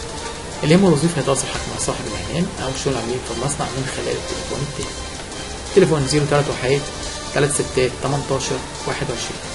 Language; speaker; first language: Arabic; native; Arabic